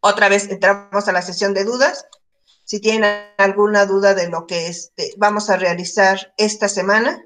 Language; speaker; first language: Spanish; native; Spanish